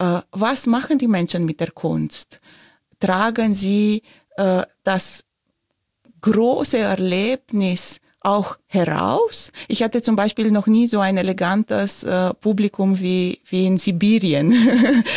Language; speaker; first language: German; non-native, fluent; Romanian